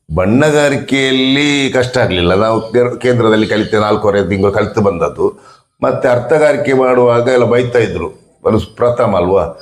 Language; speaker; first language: Kannada; non-native, local second language; Tulu